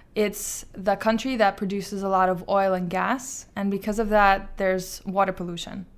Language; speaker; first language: English; non-native, fluent; Azerbaijani